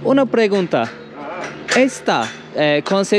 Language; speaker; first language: Spanish; non-native, learner; Turkish